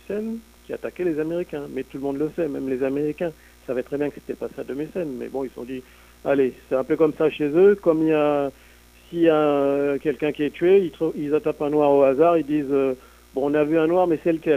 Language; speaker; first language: French; native; French